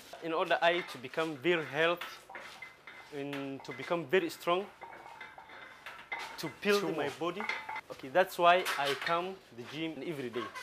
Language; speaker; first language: English; non-native, local second language; Somali